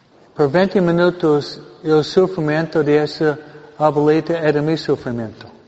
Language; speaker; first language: Spanish; non-native, fluent; English